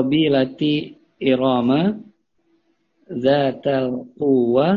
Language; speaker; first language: Arabic; non-native, learner; Indonesian